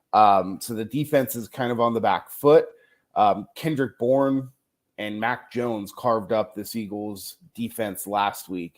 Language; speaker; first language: English; native; English